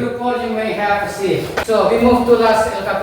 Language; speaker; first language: English; non-native, learner; Indonesian